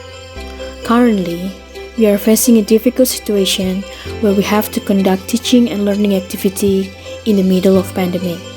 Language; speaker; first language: English; non-native, fluent; Indonesian